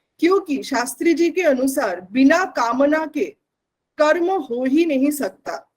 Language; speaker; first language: Hindi; non-native, local second language; Bangla